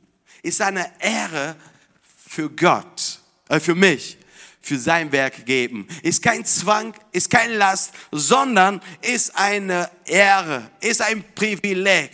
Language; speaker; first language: German; non-native, fluent; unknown